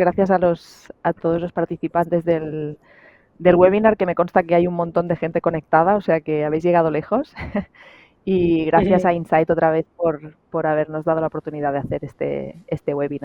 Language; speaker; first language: Spanish; native; Spanish